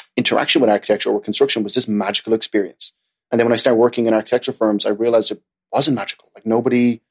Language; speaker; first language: English; native; English